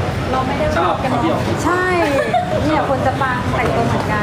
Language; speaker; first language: Thai; early bilingual, heritage; Thai